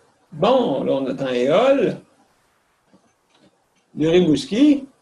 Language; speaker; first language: French; native; French